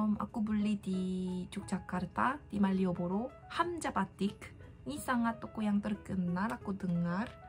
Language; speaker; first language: Indonesian; non-native, learner; Korean